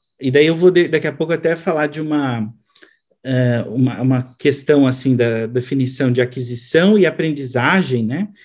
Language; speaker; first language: Portuguese; native; Portuguese